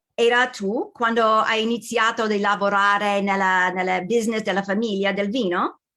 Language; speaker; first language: Italian; non-native, learner; English